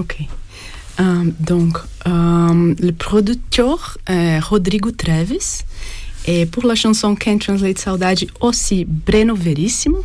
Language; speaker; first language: French; non-native, fluent; Portuguese